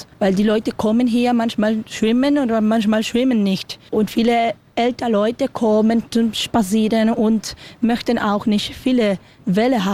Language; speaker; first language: German; non-native, learner; Spanish